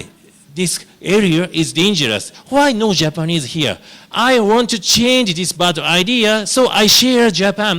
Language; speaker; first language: English; non-native, learner; Japanese